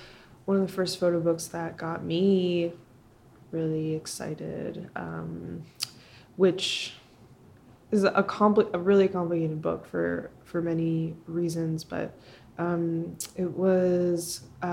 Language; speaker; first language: English; early bilingual, other home language; Spanish